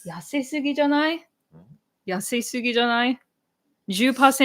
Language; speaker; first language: Japanese; non-native, fluent; English